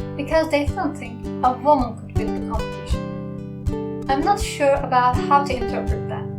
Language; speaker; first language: English; non-native, fluent; Turkish